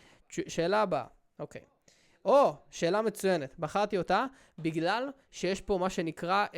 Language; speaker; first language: Hebrew; native; Hebrew